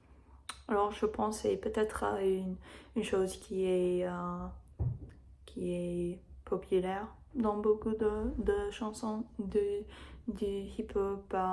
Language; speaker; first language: French; non-native, learner; English